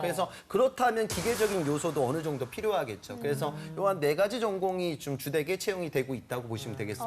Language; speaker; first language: Korean; native; Korean